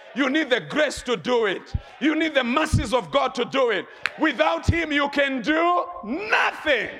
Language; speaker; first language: English; non-native, local second language; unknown